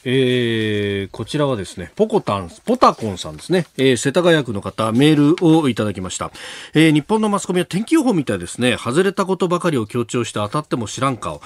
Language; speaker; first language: Japanese; native; Japanese